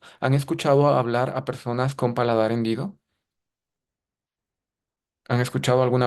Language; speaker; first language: Spanish; native; Spanish